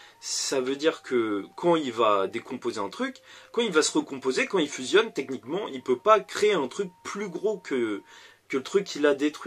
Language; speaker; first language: French; native; French